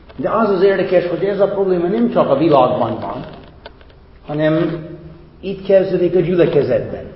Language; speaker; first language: Hungarian; non-native, fluent; English